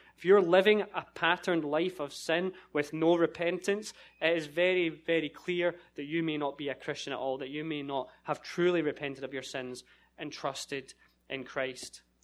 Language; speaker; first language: English; native; English